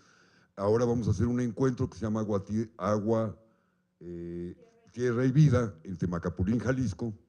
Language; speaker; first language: Spanish; native; Spanish